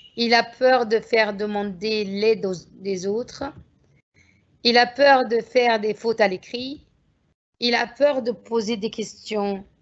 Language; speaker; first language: French; non-native, fluent; Arabic